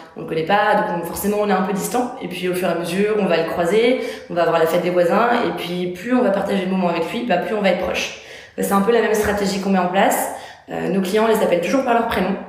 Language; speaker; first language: French; native; French